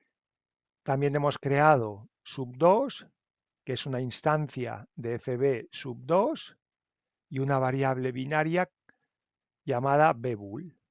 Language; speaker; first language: Spanish; native; Spanish